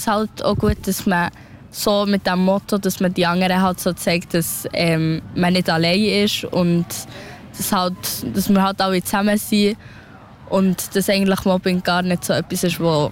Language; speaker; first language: German; early bilingual, other home language; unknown